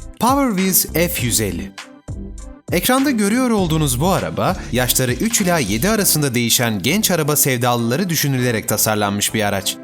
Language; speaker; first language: Turkish; native; Turkish